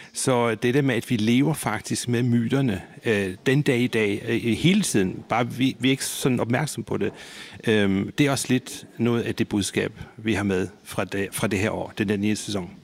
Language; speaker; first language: Danish; native; Danish